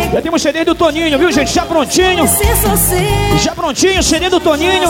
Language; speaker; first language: Portuguese; native; Portuguese